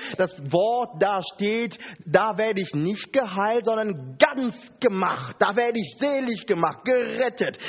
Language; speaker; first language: German; non-native, fluent; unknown